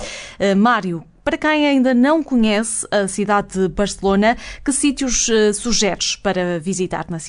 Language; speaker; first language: Portuguese; native; Portuguese